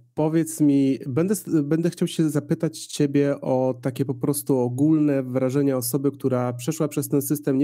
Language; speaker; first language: Polish; native; Polish